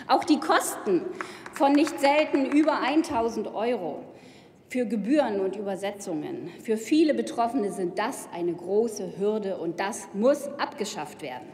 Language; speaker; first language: German; native; German